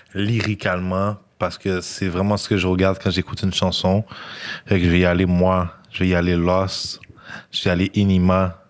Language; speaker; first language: French; native; French